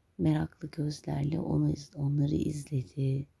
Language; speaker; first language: Turkish; native; Turkish